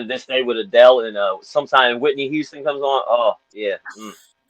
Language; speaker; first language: English; native; English